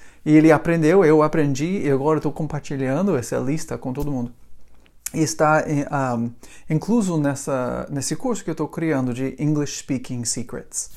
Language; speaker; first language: Portuguese; non-native, fluent; English